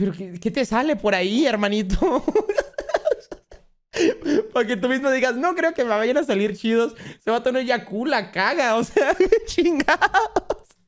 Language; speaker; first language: Spanish; native; Spanish